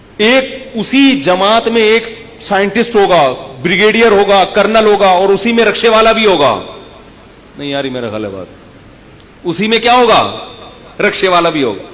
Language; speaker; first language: Urdu; native; Urdu